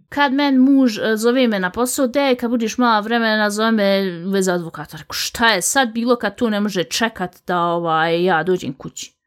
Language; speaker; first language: Bosnian; early bilingual, heritage; Bosnian